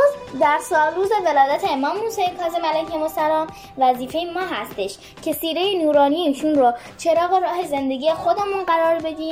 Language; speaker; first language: Persian; native; Persian